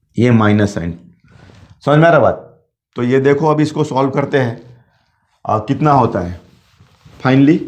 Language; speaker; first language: Hindi; native; Hindi